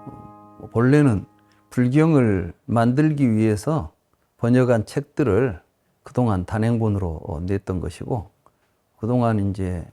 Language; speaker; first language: Korean; native; Korean